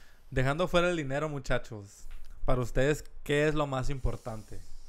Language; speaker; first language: Spanish; early bilingual, heritage; Spanish